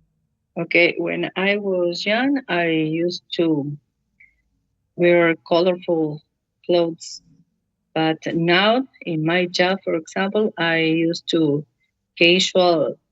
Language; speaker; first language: English; non-native, learner; Spanish